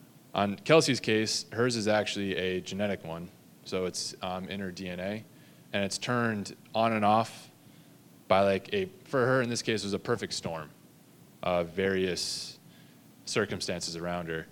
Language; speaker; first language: English; native; English